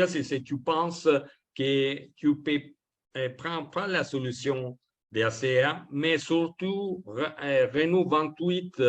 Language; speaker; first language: French; non-native, learner; Italian